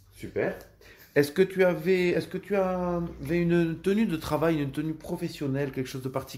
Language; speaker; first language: French; native; French